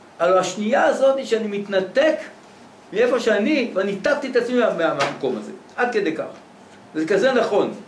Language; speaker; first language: Hebrew; native; Hebrew